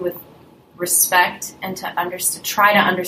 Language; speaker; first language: English; early bilingual, other home language; Russian